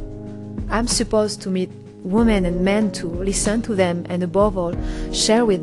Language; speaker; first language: English; non-native, fluent; French